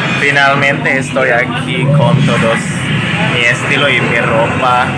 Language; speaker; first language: Spanish; non-native, learner; Indonesian